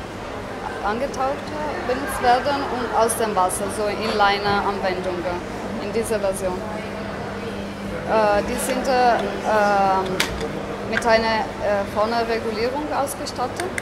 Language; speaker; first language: German; non-native, fluent; Italian